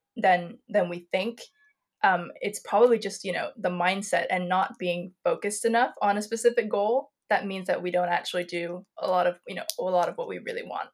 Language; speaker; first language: English; native; English